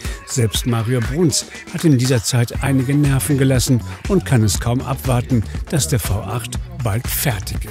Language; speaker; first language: German; native; German